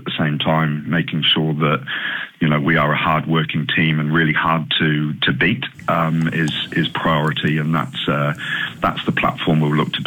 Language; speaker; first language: English; native; English